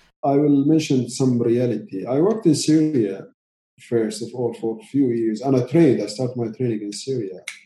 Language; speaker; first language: English; non-native, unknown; Arabic